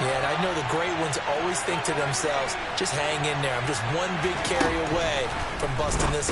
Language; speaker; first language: English; native; English